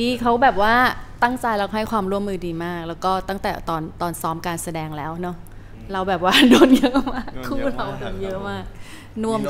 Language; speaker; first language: Thai; native; Thai